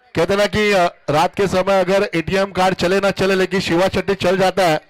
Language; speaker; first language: Hindi; non-native, local second language; Marathi